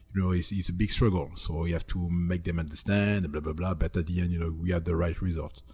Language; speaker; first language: English; non-native, fluent; French